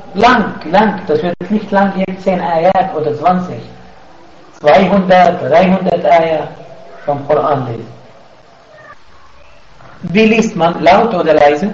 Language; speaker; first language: German; non-native, fluent; Arabic